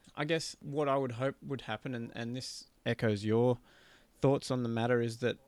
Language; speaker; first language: English; native; English